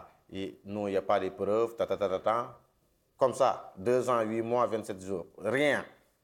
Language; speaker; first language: French; non-native, local second language; Wolof